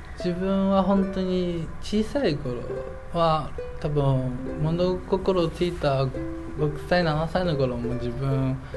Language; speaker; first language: Japanese; non-native, fluent; Chinese